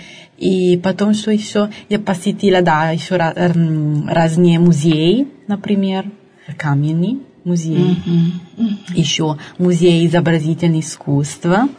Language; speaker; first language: Russian; non-native, fluent; Italian